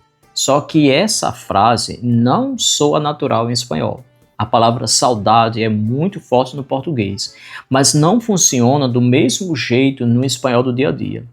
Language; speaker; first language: Portuguese; non-native, fluent; Spanish